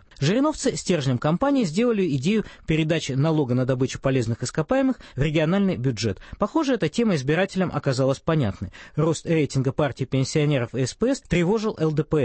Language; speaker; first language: Russian; native; Russian